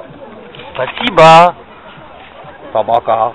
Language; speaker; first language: Russian; non-native, learner; French